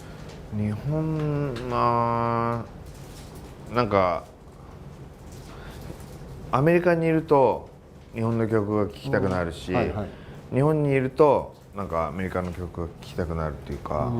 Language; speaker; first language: Japanese; native; Japanese